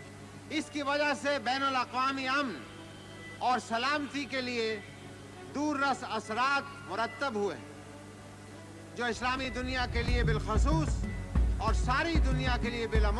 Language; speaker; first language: Urdu; non-native, local second language; Punjabi